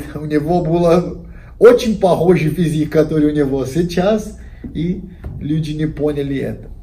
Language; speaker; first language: Russian; non-native, learner; Portuguese